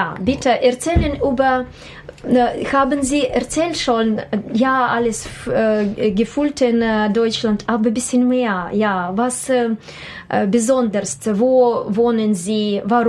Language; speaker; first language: German; non-native, learner; Russian